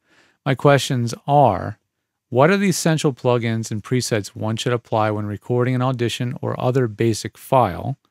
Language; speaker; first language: English; native; English